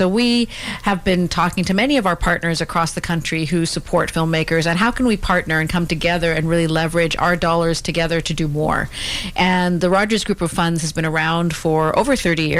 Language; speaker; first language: English; native; English